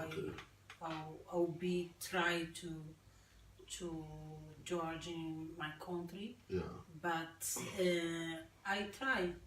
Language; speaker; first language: English; non-native, learner; Portuguese